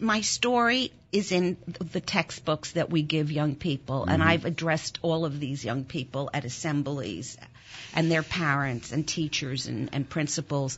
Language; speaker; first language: English; non-native, fluent; German